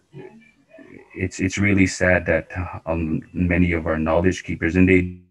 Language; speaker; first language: English; non-native, fluent; Cree